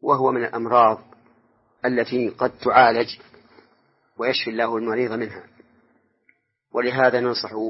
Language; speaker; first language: Arabic; native; Arabic